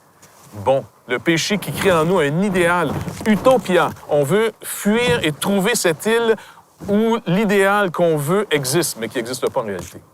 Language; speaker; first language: French; native; French